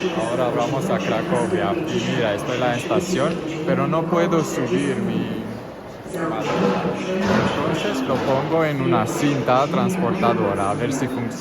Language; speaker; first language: Spanish; non-native, fluent; German